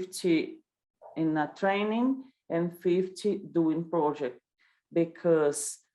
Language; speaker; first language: English; non-native, learner; Portuguese